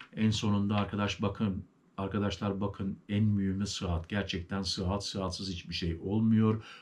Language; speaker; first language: Turkish; early bilingual, heritage; Turkish